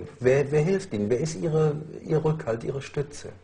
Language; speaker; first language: German; native; German